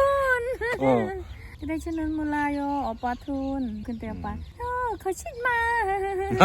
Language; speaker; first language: Korean; non-native, learner; Khmer